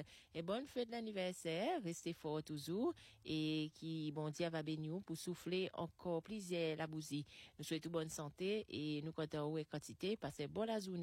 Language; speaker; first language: French; non-native, local second language; Seselwa Creole French